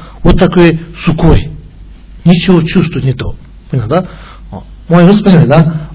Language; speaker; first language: Russian; non-native, learner; Tibetan